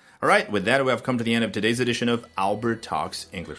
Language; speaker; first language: English; non-native, fluent; Chinese